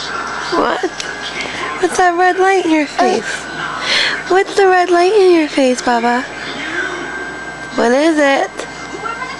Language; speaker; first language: English; native; English